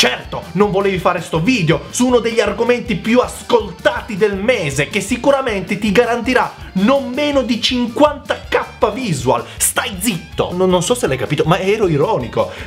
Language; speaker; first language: Italian; early bilingual, other home language; Macedonian